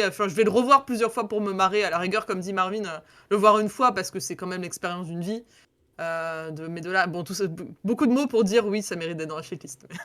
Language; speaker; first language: French; native; French